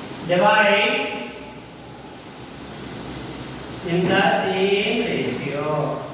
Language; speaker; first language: English; non-native, local second language; Telugu